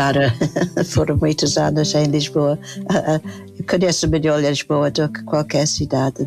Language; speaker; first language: Portuguese; non-native, fluent; English